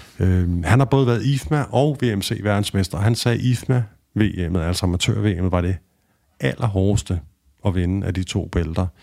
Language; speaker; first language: Danish; native; Danish